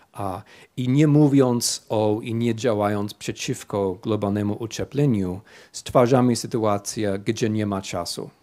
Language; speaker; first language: Polish; non-native, fluent; English